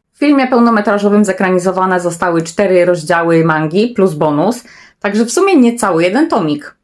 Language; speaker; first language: Polish; native; Polish